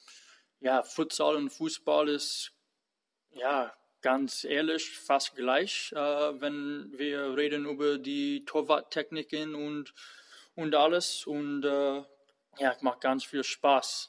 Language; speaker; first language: German; non-native, fluent; English